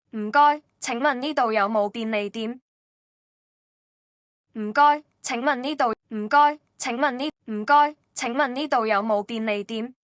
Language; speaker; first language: Cantonese; non-native, learner; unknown